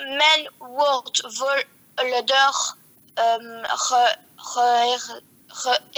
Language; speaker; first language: Dutch; early bilingual, heritage; Dutch